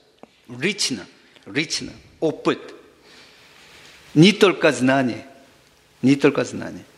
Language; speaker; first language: Russian; non-native, learner; Korean